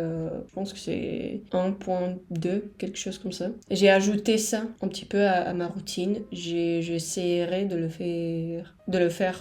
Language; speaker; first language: French; non-native, fluent; Spanish